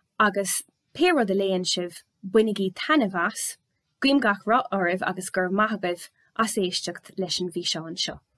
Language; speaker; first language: Irish; native; Irish